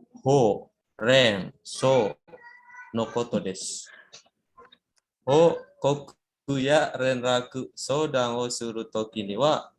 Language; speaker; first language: Japanese; non-native, learner; Indonesian